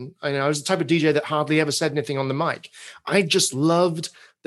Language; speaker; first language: English; native; English